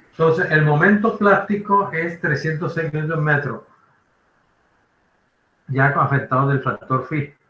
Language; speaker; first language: Spanish; native; Spanish